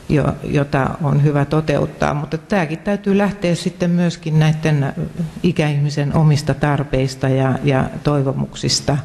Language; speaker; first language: Finnish; native; Finnish